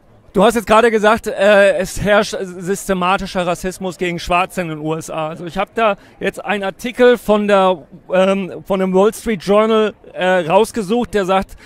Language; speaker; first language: German; native; German